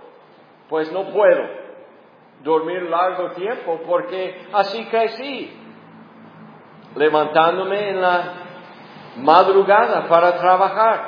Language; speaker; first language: Spanish; non-native, fluent; English